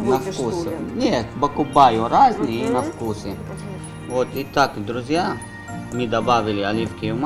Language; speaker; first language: Russian; non-native, learner; Arabic